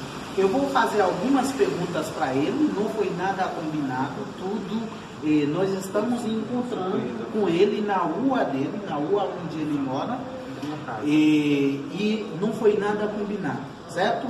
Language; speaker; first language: Portuguese; non-native, fluent; Haitian Creole